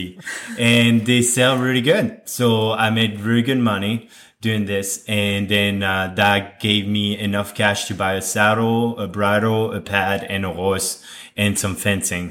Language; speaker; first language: English; non-native, fluent; French